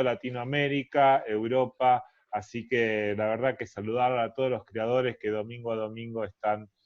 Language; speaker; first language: Spanish; native; Spanish